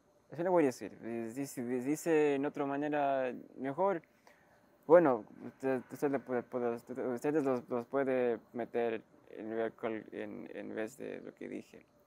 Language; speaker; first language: Spanish; non-native, learner; English